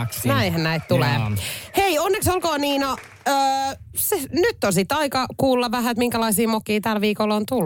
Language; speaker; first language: Finnish; native; Finnish